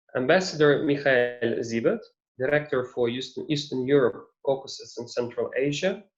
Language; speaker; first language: English; non-native, fluent; Ukrainian